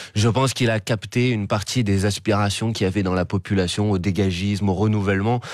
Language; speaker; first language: French; native; French